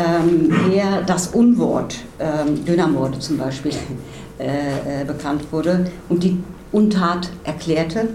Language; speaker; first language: German; native; German